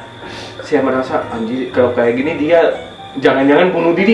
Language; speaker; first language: Indonesian; non-native, fluent; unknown